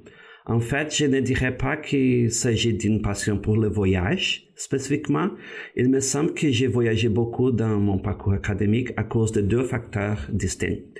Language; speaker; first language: French; non-native, fluent; Portuguese